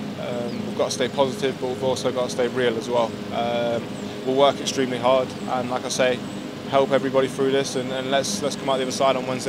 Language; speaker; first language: English; native; English